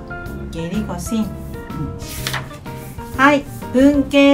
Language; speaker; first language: Japanese; non-native, fluent; Cantonese